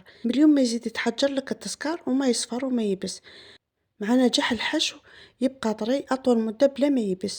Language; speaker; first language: Arabic; native; Arabic